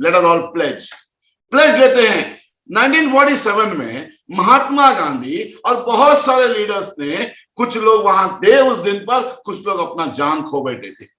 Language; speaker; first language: Hindi; non-native, local second language; Konkani